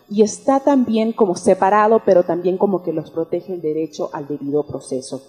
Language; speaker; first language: Spanish; early bilingual, heritage; Spanish